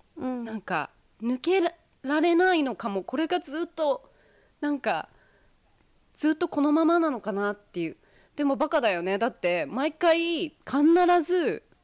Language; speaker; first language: Japanese; early bilingual, heritage; Japanese